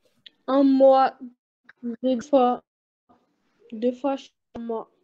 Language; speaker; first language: French; early bilingual, other home language; Portuguese